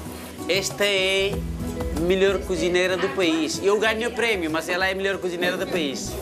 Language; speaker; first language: Portuguese; non-native, fluent; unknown